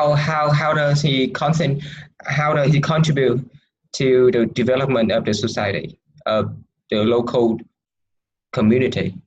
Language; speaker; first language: English; non-native, fluent; Vietnamese